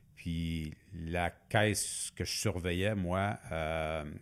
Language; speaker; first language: French; native; French